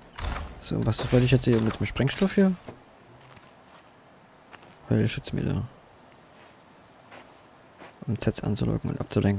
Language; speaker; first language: German; native; German